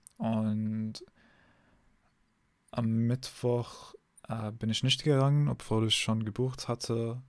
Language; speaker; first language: German; non-native, fluent; English